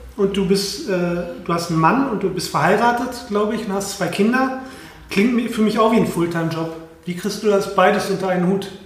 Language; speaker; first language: German; native; German